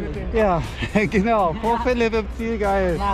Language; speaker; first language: German; native; German